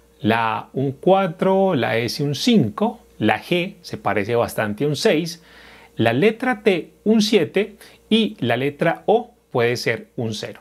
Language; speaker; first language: Spanish; native; Spanish